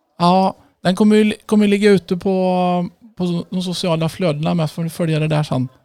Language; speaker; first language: Swedish; native; Swedish